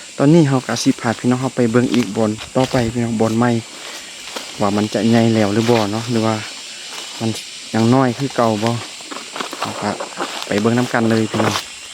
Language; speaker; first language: Lao; native; Lao